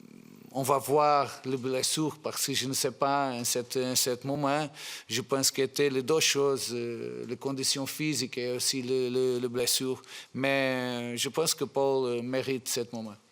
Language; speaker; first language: French; non-native, fluent; Portuguese